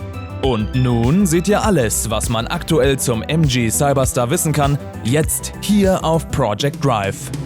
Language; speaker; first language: German; native; German